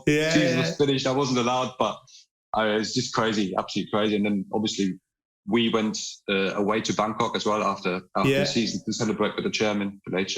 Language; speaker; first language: English; non-native, fluent; German